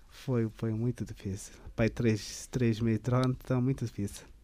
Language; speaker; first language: Portuguese; non-native, learner; Tigrinya